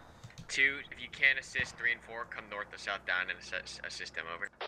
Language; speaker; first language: English; native; English